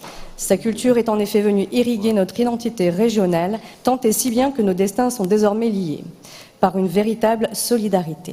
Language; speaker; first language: French; native; French